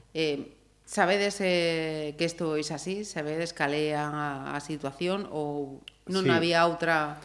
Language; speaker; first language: Galician; non-native, local second language; Spanish